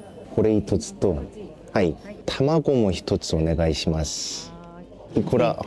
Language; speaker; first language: Japanese; non-native, learner; Korean